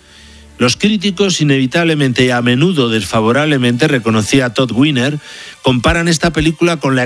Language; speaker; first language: Spanish; native; Spanish